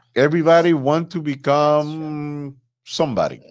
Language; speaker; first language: English; non-native, fluent; Spanish